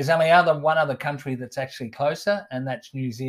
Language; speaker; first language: English; native; English